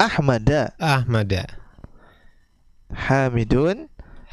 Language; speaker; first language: Arabic; non-native, fluent; Indonesian